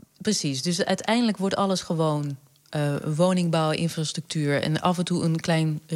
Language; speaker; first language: Dutch; native; Dutch